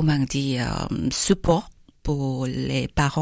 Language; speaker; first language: French; non-native, learner; Korean